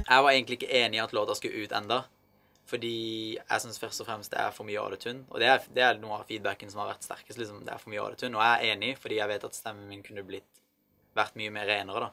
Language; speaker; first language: Norwegian; early bilingual, other home language; Arabic